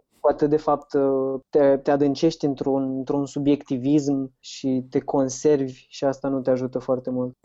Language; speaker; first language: Romanian; native; Romanian